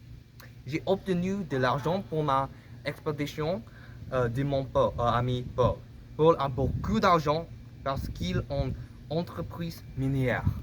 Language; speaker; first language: French; non-native, learner; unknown